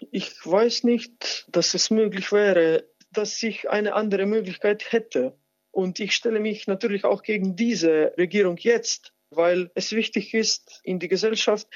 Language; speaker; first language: German; non-native, fluent; Slovenian